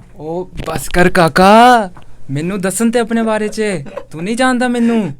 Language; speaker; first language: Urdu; non-native, fluent; Korean